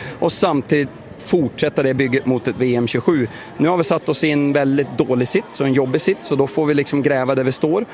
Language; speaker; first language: Swedish; native; Swedish